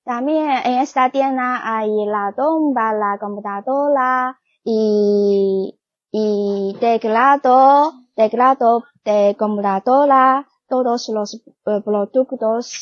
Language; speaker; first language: Spanish; non-native, learner; Chinese